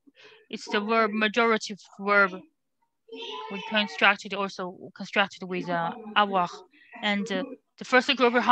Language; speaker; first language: English; non-native, learner; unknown